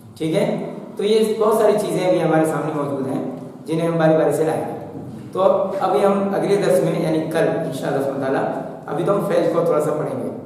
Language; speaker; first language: Urdu; native; Urdu